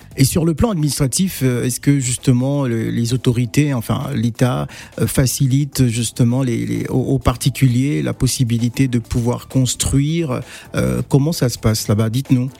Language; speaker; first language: French; native; French